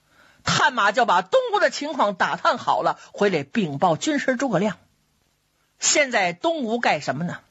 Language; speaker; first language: Chinese; native; Chinese